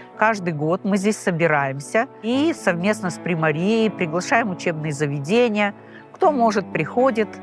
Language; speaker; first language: Russian; non-native, local second language; Gagauz